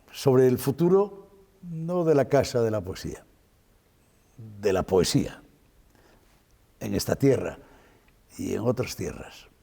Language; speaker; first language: Spanish; native; Spanish